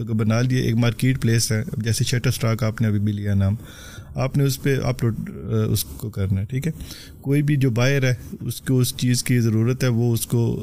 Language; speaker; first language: Urdu; non-native, local second language; Punjabi